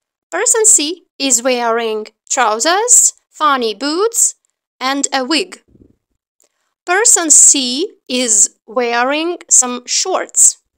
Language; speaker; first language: English; non-native, fluent; Ukrainian